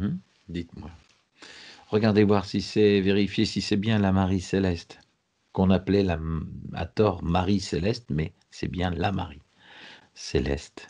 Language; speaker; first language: French; native; French